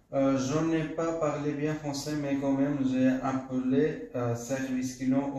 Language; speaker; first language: French; non-native, fluent; Bangla